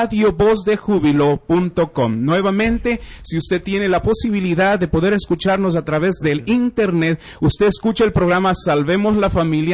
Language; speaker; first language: Spanish; native; Spanish